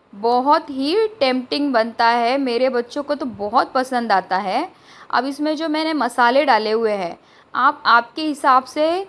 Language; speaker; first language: Hindi; non-native, local second language; Marathi